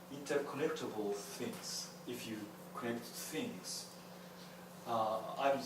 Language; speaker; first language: English; non-native, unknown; Japanese